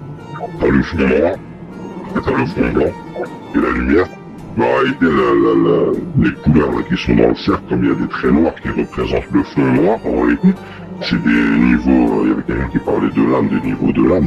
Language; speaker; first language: French; native; French